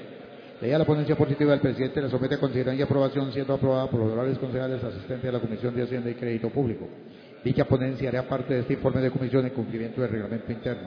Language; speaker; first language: Spanish; native; Spanish